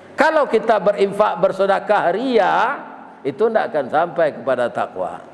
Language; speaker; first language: Malay; non-native, local second language; Minangkabau